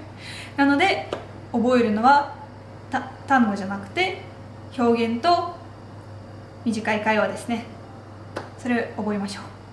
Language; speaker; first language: Japanese; non-native, fluent; Russian